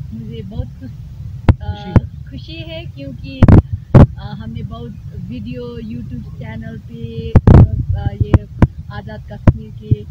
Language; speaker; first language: Hindi; non-native, learner; Nepali